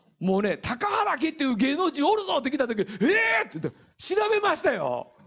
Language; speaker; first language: Japanese; native; Japanese